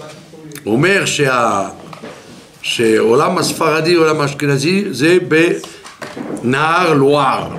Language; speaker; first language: Hebrew; non-native, fluent; French